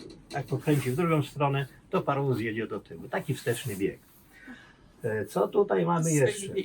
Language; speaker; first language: Polish; native; Polish